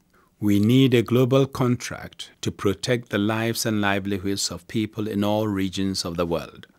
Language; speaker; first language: English; non-native, local second language; Akan